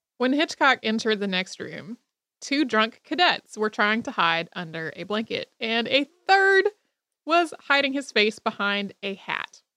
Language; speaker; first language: English; native; English